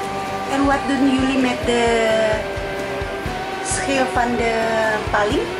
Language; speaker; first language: Dutch; non-native, learner; Indonesian